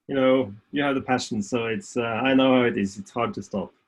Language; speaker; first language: English; non-native, fluent; Norwegian